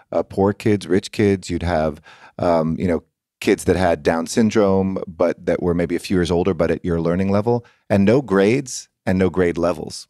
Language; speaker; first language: English; native; English